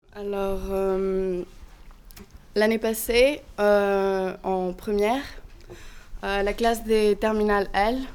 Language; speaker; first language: French; non-native, fluent; Greek